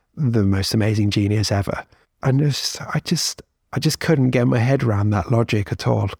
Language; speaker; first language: English; native; English